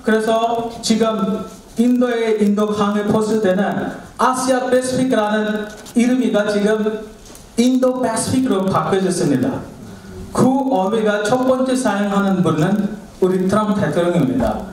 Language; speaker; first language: Korean; non-native, learner; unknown